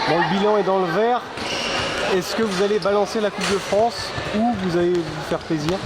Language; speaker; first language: French; native; French